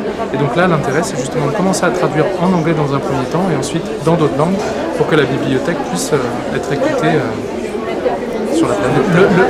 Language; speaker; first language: French; native; French